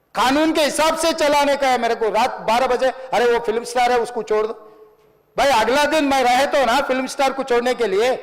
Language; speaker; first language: Hindi; non-native, local second language; Telugu